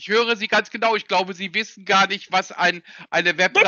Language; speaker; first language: German; native; German